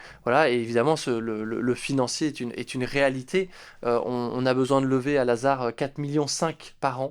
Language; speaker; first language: French; native; French